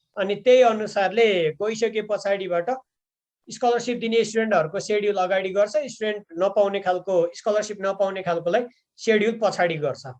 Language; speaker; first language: Nepali; native; Nepali